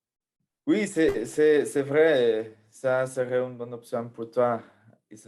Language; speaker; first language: French; non-native, fluent; Spanish